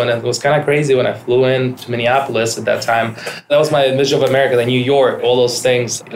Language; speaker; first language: English; non-native, fluent; Ukrainian